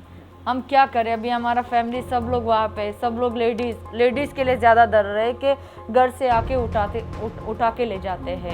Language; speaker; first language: Hindi; non-native, fluent; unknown